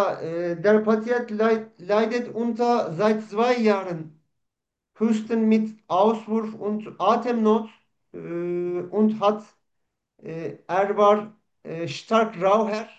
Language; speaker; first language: German; non-native, learner; Turkish